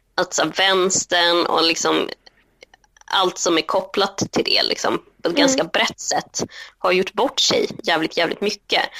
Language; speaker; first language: Swedish; early bilingual, other home language; Spanish